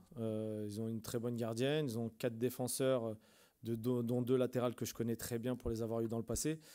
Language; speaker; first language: French; native; French